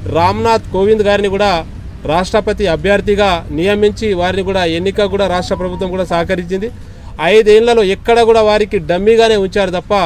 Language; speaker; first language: Telugu; non-native, local second language; Lambadi